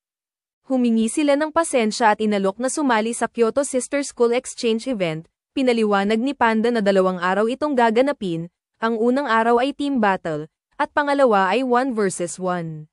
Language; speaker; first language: Filipino; native; Filipino